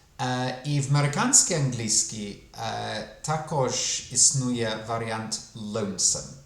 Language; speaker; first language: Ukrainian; non-native, fluent; English